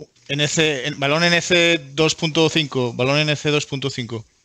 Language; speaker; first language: English; non-native, learner; Spanish